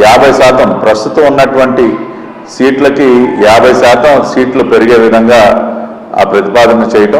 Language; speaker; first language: Telugu; native; Telugu